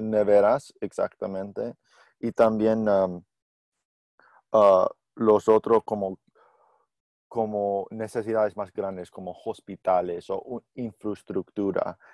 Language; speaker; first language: Spanish; non-native, learner; English